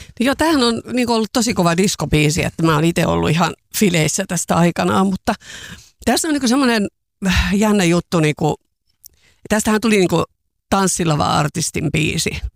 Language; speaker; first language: Finnish; native; Finnish